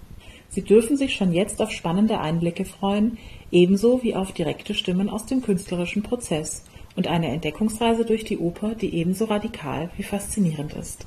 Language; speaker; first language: German; native; German